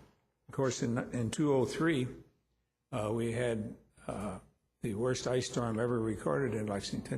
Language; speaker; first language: English; native; English